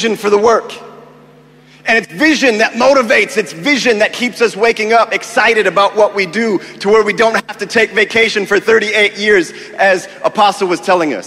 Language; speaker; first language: English; native; English